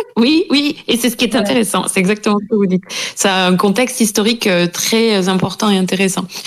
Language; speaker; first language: French; native; French